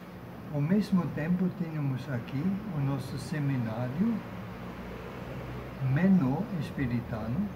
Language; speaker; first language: Portuguese; non-native, fluent; German